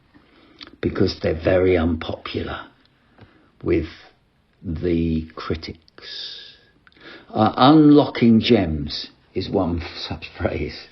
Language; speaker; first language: English; native; English